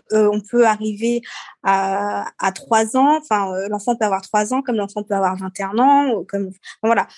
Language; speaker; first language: French; early bilingual, other home language; Seselwa Creole French